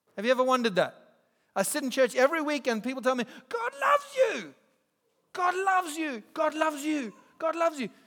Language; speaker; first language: English; native; English